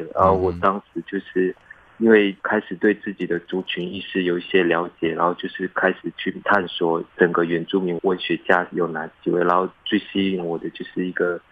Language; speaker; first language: Chinese; non-native, local second language; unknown